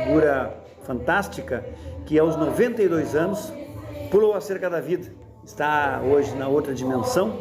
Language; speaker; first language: Portuguese; native; Portuguese